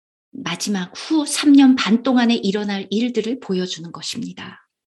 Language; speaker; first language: Korean; native; Korean